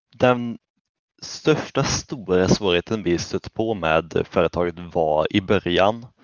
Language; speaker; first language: Swedish; native; Swedish